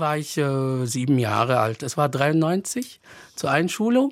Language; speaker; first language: German; non-native, fluent; Arabic